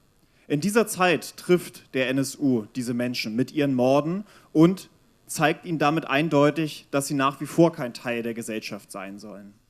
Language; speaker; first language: German; native; German